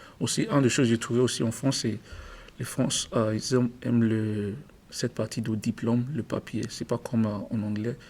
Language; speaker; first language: French; non-native, learner; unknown